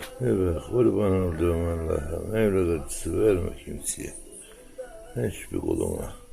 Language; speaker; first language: Turkish; native; Turkish